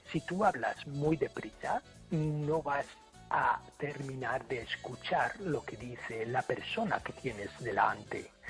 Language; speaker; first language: Spanish; non-native, fluent; English